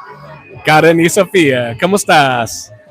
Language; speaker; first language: Spanish; non-native, learner; English